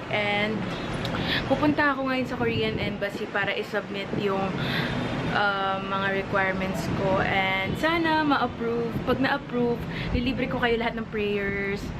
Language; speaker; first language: Filipino; native; Filipino